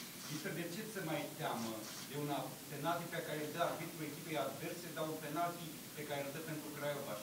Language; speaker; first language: Romanian; native; Romanian